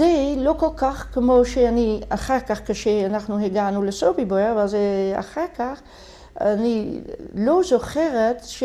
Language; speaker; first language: Hebrew; non-native, fluent; Dutch